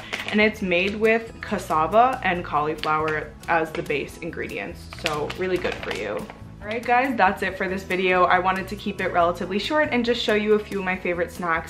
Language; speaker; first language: English; native; English